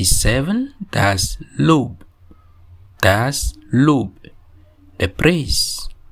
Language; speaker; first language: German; non-native, fluent; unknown